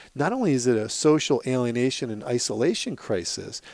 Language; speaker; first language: English; native; English